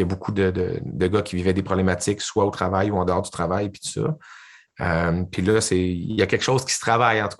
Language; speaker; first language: French; native; French